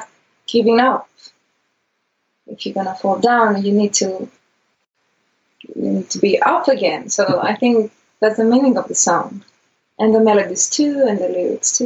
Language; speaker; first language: English; non-native, learner; Greek